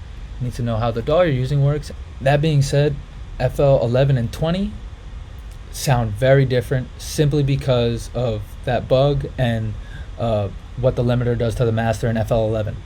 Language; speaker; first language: English; native; English